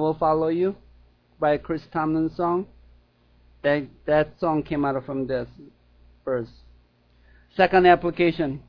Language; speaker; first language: English; non-native, fluent; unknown